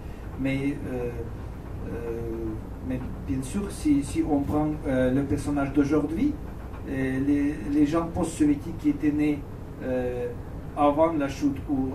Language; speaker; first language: French; non-native, learner; Russian